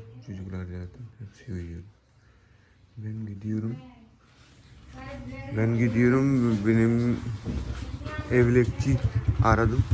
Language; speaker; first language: Turkish; non-native, learner; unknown